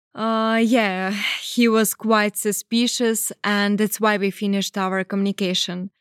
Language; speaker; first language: English; non-native, fluent; Ukrainian